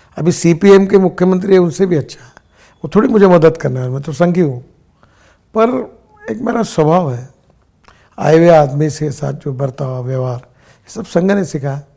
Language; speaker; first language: Hindi; non-native, local second language; Marathi